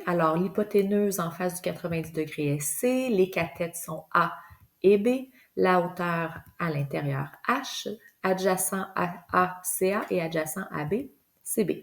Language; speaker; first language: French; native; French